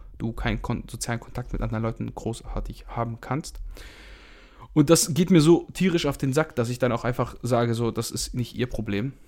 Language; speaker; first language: German; early bilingual, other home language; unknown